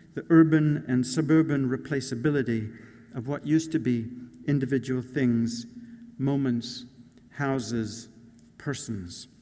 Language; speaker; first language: English; native; English